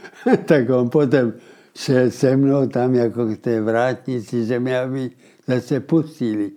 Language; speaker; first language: Czech; early bilingual, heritage; Czech